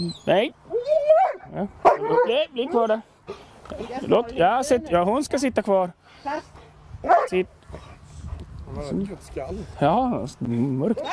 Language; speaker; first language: Swedish; native; Swedish